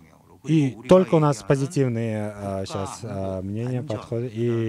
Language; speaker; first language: Russian; non-native, fluent; Korean